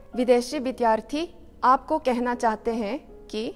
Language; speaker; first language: Hindi; non-native, learner; Korean